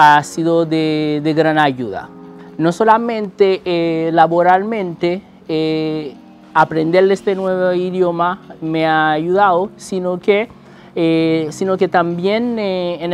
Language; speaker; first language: Spanish; non-native, fluent; Haitian Creole